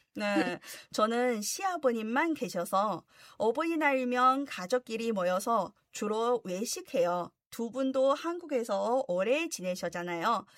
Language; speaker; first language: Korean; non-native, fluent; Chinese